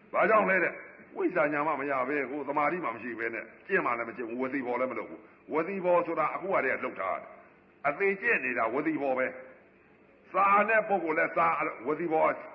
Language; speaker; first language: Burmese; native; Burmese